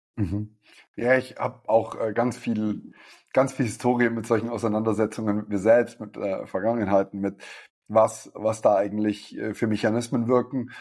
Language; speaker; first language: German; native; German